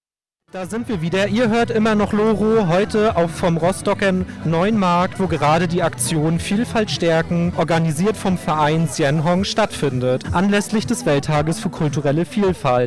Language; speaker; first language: German; native; German